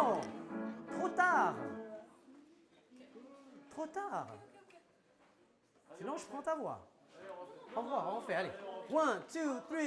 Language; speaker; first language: French; native; French